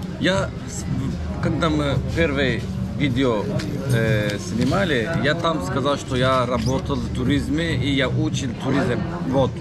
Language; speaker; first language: Russian; non-native, learner; Turkish